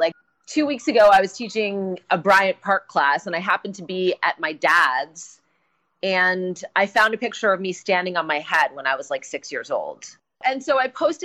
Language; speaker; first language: English; native; English